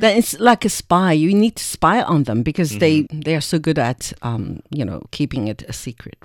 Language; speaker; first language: English; non-native, fluent; Chinese